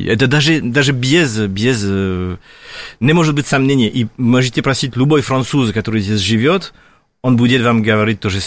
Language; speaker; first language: Russian; non-native, fluent; French